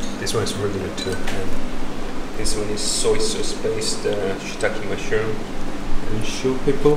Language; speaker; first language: English; non-native, learner; Korean